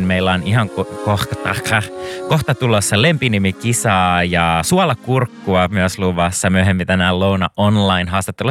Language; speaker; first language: Finnish; native; Finnish